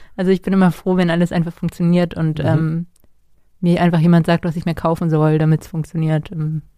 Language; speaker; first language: German; native; German